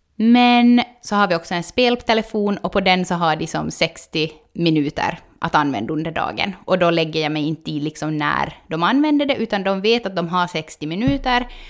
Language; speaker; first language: Swedish; native; Swedish